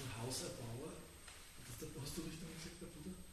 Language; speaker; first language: German; native; German